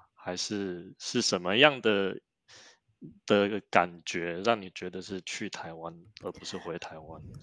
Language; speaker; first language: Chinese; non-native, local second language; Min Nan Chinese